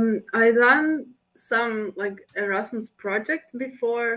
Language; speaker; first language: English; non-native, fluent; Latvian